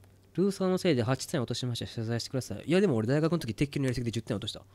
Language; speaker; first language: Japanese; native; Japanese